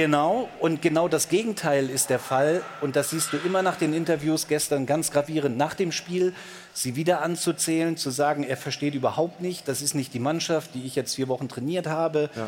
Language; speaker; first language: German; native; German